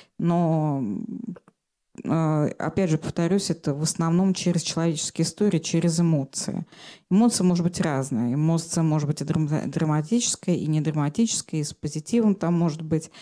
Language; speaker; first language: Russian; native; Russian